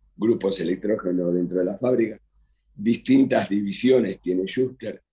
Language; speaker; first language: Spanish; native; Spanish